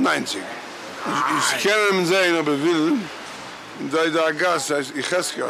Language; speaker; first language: German; non-native, learner; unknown